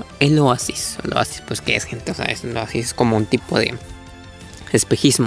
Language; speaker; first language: Spanish; native; Spanish